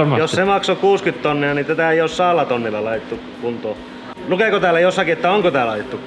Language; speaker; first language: Finnish; native; Finnish